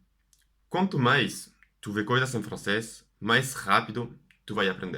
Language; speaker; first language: Portuguese; non-native, fluent; French